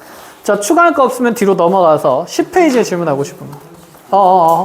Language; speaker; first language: Korean; native; Korean